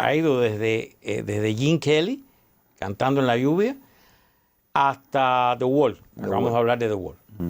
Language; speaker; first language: Spanish; native; Spanish